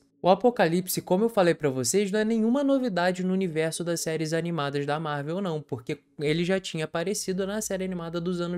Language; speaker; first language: Portuguese; native; Portuguese